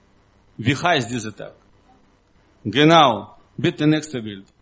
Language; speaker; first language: German; non-native, learner; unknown